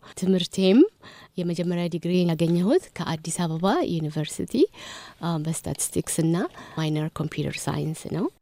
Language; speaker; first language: Amharic; native; Amharic